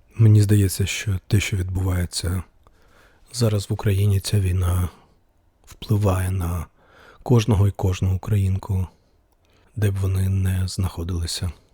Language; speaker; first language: Ukrainian; non-native, local second language; Russian